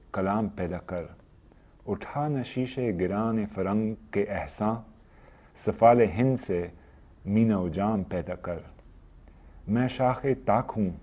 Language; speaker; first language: Urdu; non-native, fluent; English